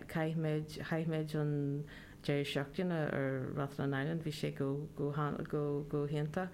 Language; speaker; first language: Irish; non-native, local second language; English